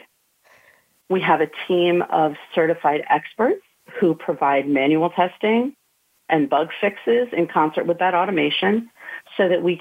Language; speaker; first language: English; native; English